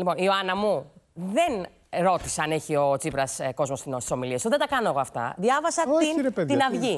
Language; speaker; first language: Greek; native; Greek